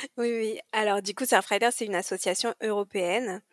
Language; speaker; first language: French; native; French